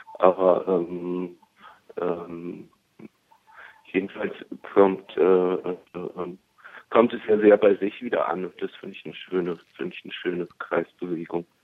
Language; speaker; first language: German; native; German